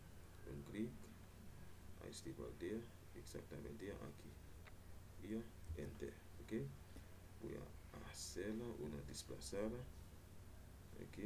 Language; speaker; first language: Spanish; non-native, learner; Haitian Creole